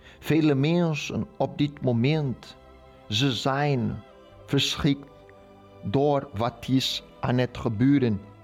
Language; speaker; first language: Dutch; non-native, learner; Portuguese